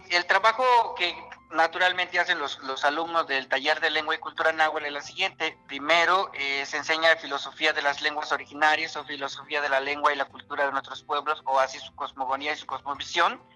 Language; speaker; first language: Spanish; non-native, local second language; Nahuatl languages